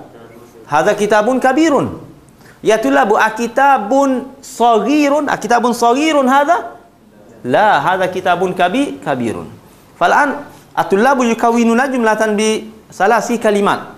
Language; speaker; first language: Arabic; non-native, fluent; Malay